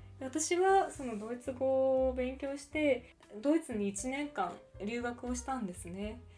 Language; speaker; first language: Japanese; native; Japanese